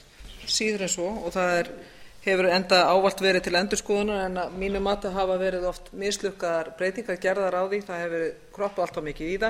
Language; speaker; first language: Icelandic; native; Icelandic